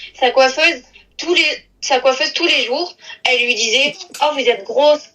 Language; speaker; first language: French; native; French